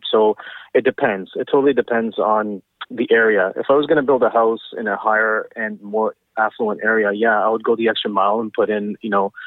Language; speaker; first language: English; native; English